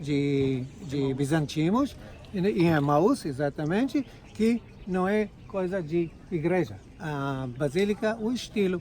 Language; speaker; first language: Portuguese; non-native, fluent; Hebrew